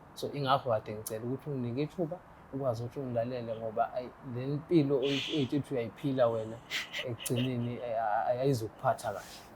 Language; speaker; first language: Zulu; native; Zulu